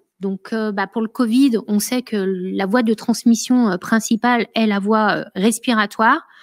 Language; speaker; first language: French; native; French